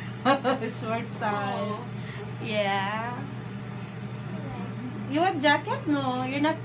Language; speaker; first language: English; non-native, local second language; Filipino